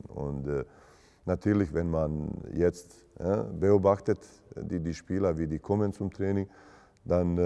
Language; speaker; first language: German; non-native, fluent; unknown